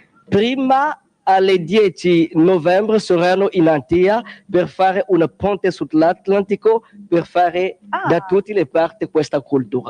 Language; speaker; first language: Italian; non-native, learner; Kongo